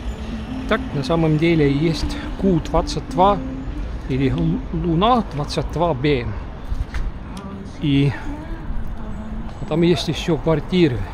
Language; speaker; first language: Russian; non-native, local second language; Estonian